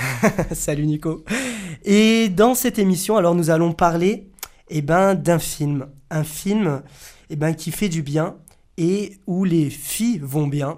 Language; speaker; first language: French; native; French